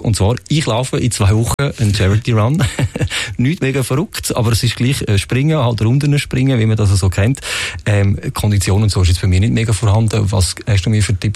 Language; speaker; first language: German; native; German